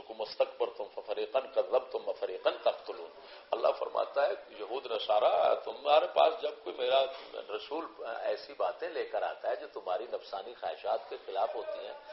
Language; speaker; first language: Urdu; non-native, local second language; Punjabi